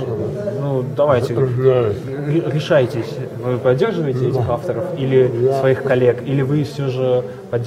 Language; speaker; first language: Russian; native; Russian